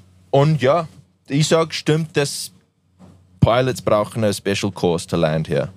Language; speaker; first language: German; non-native, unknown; English